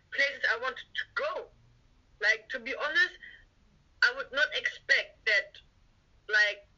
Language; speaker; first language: English; non-native, fluent; German